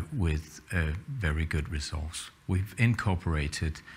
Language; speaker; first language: English; non-native, fluent; Danish